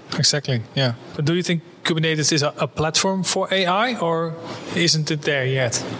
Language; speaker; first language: English; non-native, fluent; Dutch